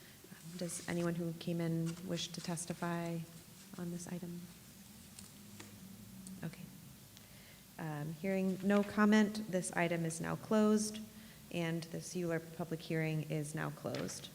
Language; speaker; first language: English; native; English